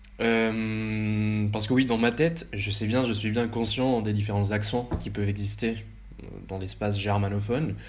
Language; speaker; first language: French; early bilingual, heritage; French